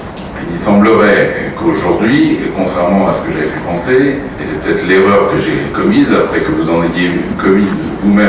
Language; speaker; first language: French; native; French